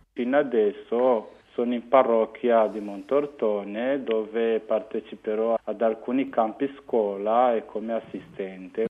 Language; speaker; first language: Italian; non-native, fluent; Kinyarwanda